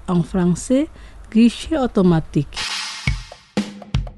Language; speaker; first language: French; non-native, fluent; Indonesian